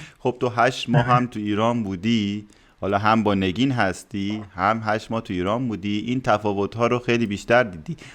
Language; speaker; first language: Persian; native; Persian